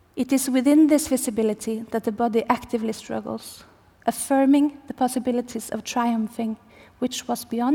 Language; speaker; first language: English; non-native, fluent; Norwegian